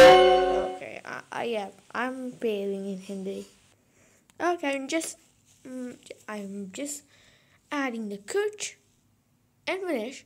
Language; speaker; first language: English; non-native, fluent; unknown